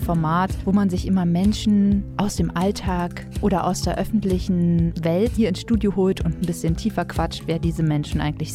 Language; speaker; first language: German; native; German